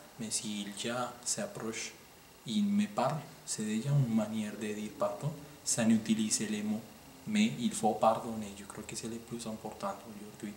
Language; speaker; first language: French; non-native, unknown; Spanish